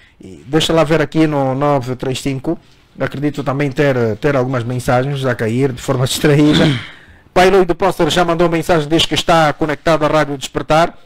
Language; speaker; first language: Portuguese; native; Portuguese